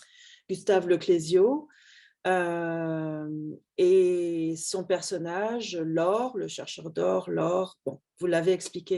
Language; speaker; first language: French; native; French